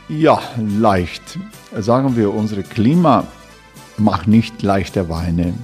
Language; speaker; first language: German; non-native, learner; Croatian